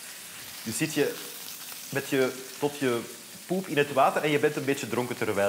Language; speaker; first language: Dutch; native; Dutch